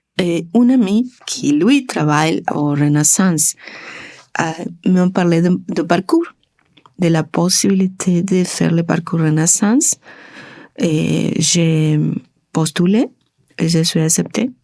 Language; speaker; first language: French; non-native, learner; Spanish